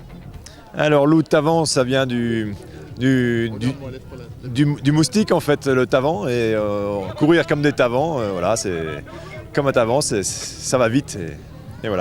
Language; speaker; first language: French; native; French